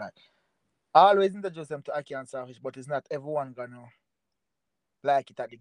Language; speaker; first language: English; non-native, local second language; Jamaican Creole English